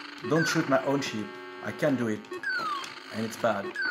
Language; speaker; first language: English; non-native, learner; French